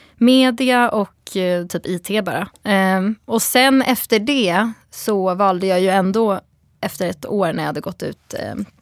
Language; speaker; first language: Swedish; early bilingual, other home language; Persian